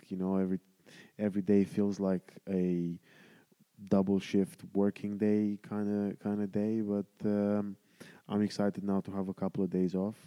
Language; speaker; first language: English; non-native, fluent; Romanian